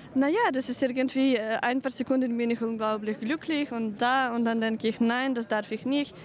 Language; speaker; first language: German; non-native, fluent; Ukrainian